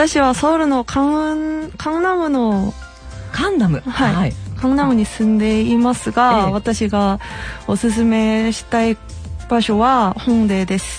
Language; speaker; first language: Japanese; non-native, fluent; Korean